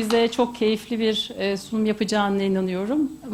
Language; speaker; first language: Turkish; native; Turkish